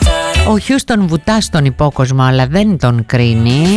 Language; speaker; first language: Greek; native; Greek